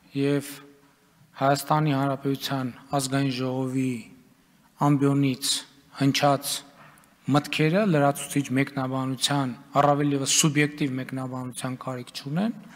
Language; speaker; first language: Armenian; native; Armenian